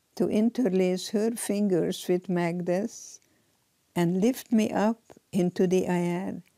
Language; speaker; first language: English; non-native, fluent; Hungarian